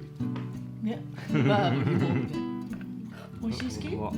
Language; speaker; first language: Japanese; native; Japanese